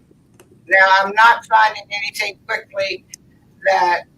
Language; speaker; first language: English; native; English